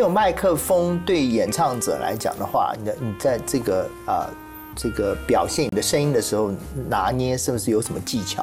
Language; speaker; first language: Chinese; native; Chinese